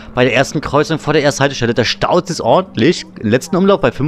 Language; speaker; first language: German; native; German